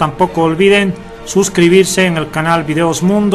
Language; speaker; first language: Spanish; native; Spanish